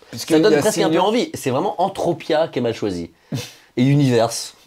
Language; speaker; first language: French; native; French